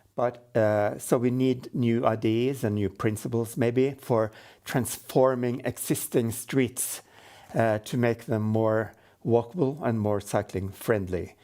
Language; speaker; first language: English; non-native, fluent; Norwegian